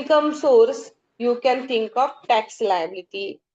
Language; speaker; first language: English; non-native, local second language; Hindi